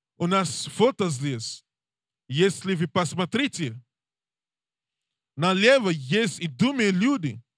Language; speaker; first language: Russian; non-native, learner; English